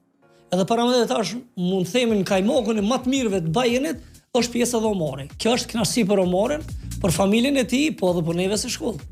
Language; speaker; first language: Albanian; native; Albanian